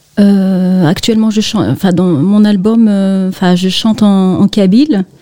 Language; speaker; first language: French; non-native, local second language; Kabyle